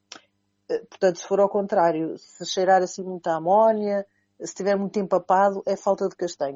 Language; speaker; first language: Portuguese; native; Portuguese